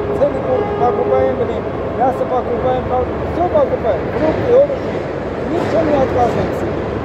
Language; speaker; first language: Russian; native; Russian